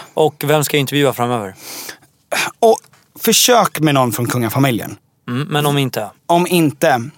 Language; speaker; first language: Swedish; native; Swedish